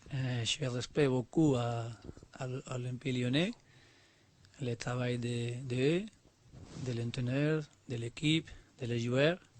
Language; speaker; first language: French; non-native, learner; Spanish